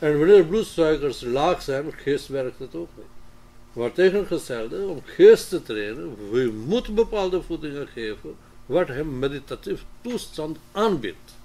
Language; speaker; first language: Dutch; non-native, fluent; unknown